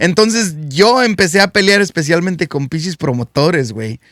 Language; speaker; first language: Spanish; early bilingual, heritage; Spanish